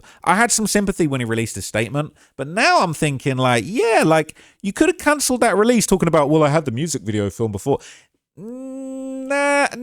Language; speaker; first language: English; native; English